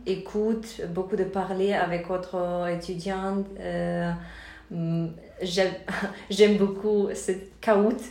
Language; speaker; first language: French; non-native, learner; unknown